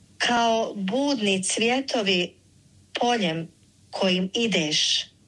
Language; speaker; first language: Croatian; native; Croatian